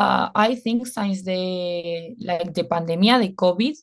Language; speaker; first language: English; non-native, fluent; Spanish